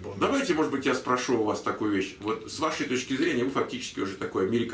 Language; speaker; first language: Russian; native; Russian